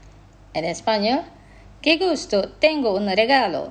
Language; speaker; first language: Spanish; non-native, fluent; Indonesian